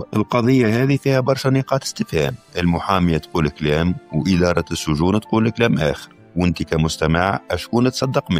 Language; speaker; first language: Arabic; native; Arabic